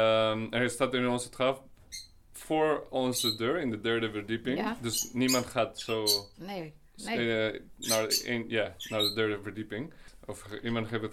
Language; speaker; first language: Dutch; non-native, learner; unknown